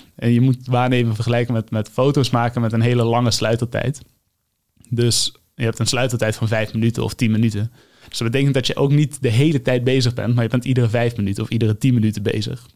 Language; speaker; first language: Dutch; native; Dutch